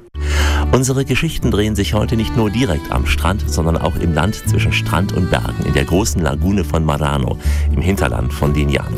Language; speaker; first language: German; native; German